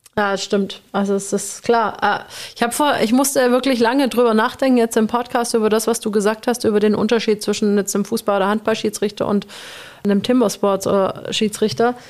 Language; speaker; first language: German; native; German